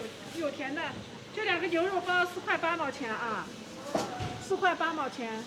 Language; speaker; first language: Chinese; native; Chinese